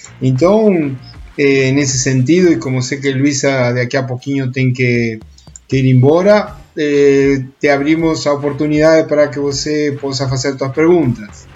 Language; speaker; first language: Portuguese; non-native, fluent; Spanish